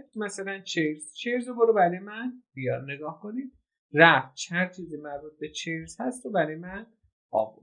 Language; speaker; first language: Persian; native; Persian